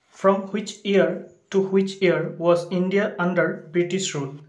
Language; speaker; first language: English; non-native, local second language; Assamese